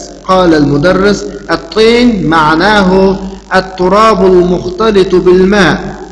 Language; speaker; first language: Arabic; non-native, fluent; Uyghur